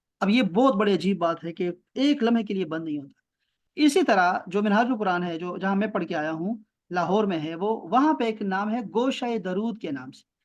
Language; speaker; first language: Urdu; non-native, local second language; Pashto